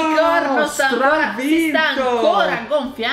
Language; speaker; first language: Italian; native; Italian